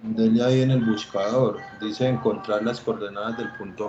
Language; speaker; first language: Spanish; native; Spanish